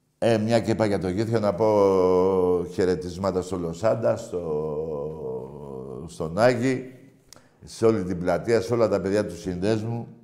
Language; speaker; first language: Greek; native; Greek